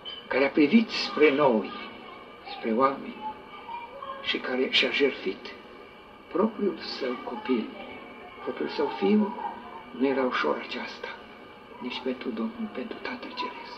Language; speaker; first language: Romanian; native; Romanian